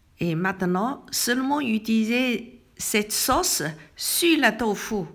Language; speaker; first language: French; non-native, learner; Chinese